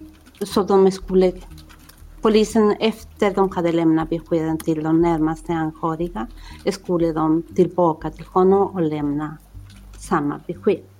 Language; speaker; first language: Swedish; non-native, fluent; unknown